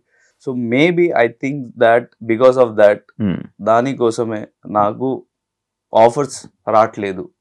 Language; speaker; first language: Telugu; non-native, local second language; Hindi